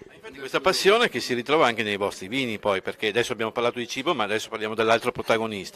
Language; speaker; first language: Italian; native; Italian